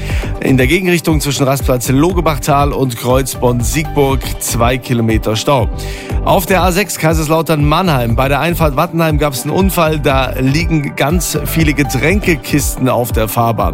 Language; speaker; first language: German; native; German